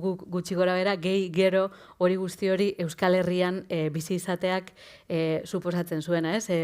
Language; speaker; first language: Basque; native; Basque